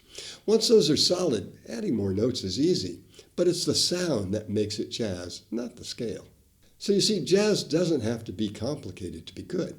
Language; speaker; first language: English; native; English